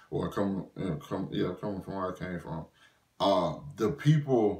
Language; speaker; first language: English; native; English